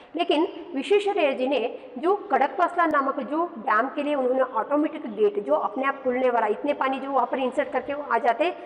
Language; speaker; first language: Hindi; non-native, local second language; Kannada